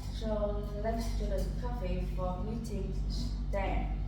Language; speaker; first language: English; non-native, learner; Vietnamese